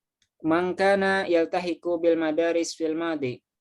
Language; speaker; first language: Arabic; non-native, fluent; Indonesian